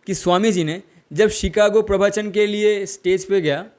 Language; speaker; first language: Hindi; non-native, local second language; Bangla